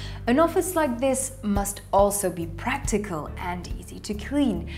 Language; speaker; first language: English; non-native, fluent; Dutch